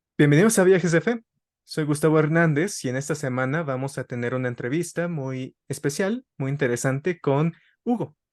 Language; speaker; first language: Spanish; native; Spanish